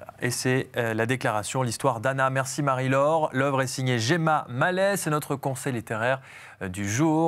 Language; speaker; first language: French; native; French